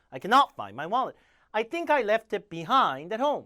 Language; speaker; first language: English; non-native, fluent; Korean